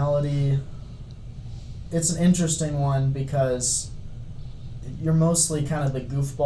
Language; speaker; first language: English; native; English